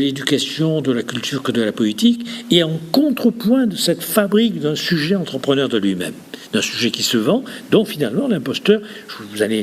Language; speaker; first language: French; native; French